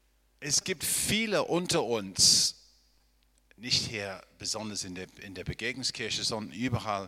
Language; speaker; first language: German; non-native, fluent; English